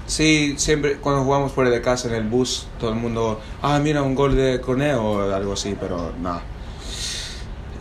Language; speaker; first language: Spanish; non-native, fluent; English